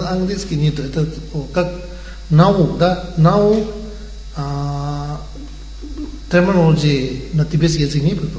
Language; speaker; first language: Russian; non-native, learner; Tibetan